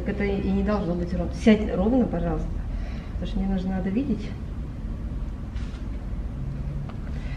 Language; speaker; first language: Russian; native; Russian